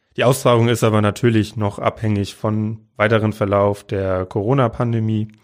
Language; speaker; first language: German; native; German